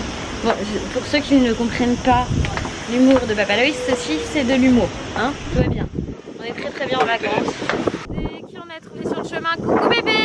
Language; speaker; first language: French; native; French